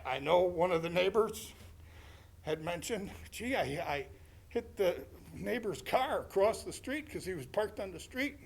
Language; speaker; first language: English; native; English